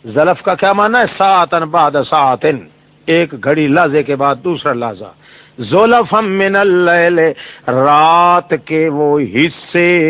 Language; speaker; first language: Urdu; non-native, local second language; Saraiki